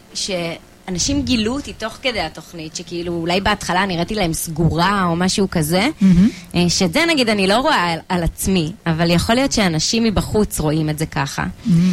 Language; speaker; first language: Hebrew; native; Hebrew